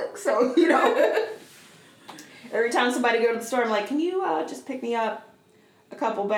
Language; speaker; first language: English; native; English